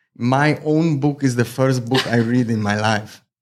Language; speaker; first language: English; non-native, fluent; Slovenian